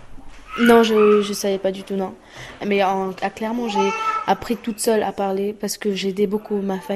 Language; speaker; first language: French; non-native, fluent; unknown